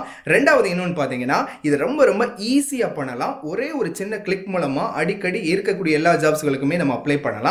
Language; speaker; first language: Tamil; native; Tamil